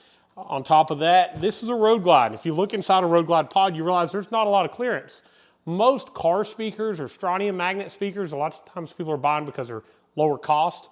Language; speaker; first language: English; native; English